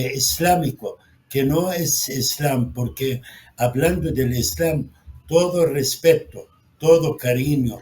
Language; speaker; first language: Spanish; non-native, fluent; Arabic